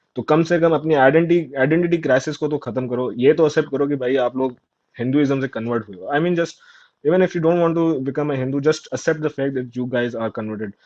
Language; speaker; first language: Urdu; non-native, local second language; Sindhi